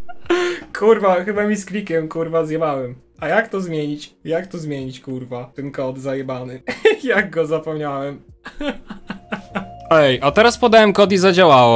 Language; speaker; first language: Polish; native; Polish